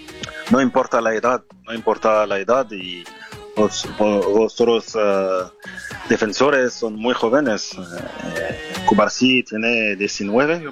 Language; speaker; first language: Spanish; non-native, fluent; French